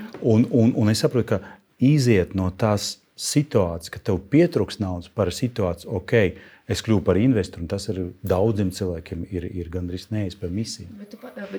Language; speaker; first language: Latvian; non-native, local second language; Russian